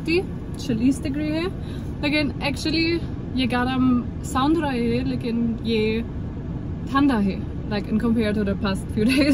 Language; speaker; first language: Hindi; non-native, learner; German